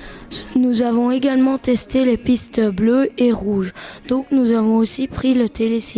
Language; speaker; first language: French; native; French